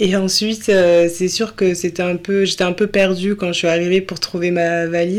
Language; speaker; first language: French; native; French